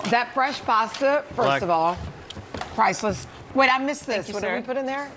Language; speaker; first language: English; native; English